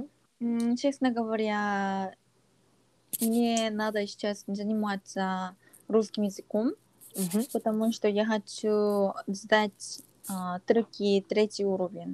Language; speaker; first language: Russian; non-native, learner; Korean